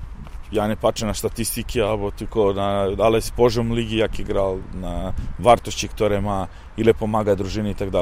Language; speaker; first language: Polish; non-native, fluent; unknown